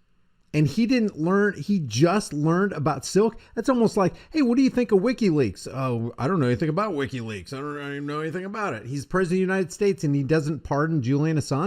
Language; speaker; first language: English; native; English